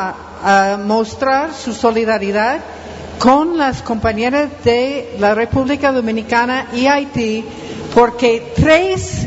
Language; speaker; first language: Spanish; non-native, fluent; English